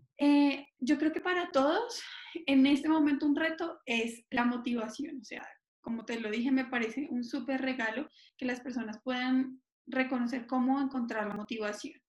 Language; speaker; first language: Spanish; native; Spanish